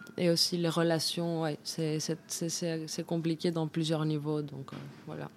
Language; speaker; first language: French; non-native, fluent; Greek